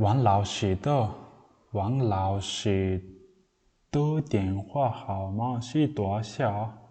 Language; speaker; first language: Chinese; non-native, learner; Mongolian